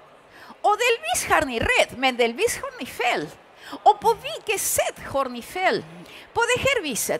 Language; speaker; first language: Swedish; early bilingual, other home language; Spanish